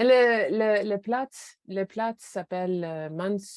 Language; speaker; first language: French; non-native, learner; English